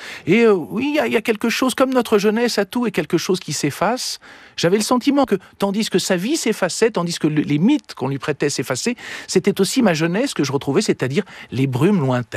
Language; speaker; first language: French; native; French